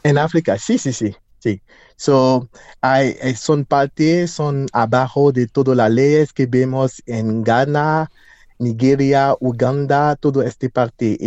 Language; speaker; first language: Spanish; non-native, fluent; English